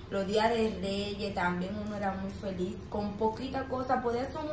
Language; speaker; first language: Spanish; native; Spanish